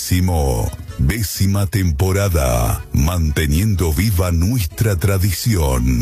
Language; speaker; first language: Spanish; native; Spanish